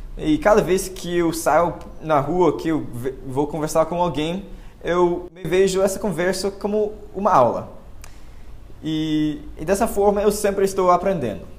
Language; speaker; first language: Portuguese; non-native, fluent; English